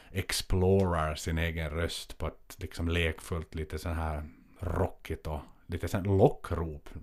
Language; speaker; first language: Swedish; native; Swedish